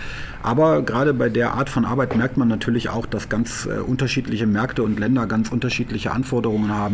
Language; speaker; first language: German; native; German